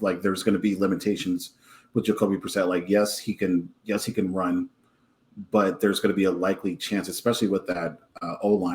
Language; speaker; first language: English; native; English